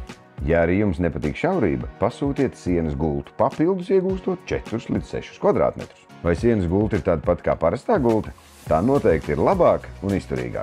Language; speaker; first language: Latvian; native; Latvian